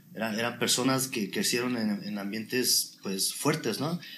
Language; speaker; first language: Spanish; native; Spanish